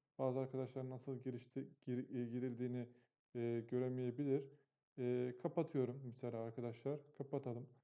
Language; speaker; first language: Turkish; native; Turkish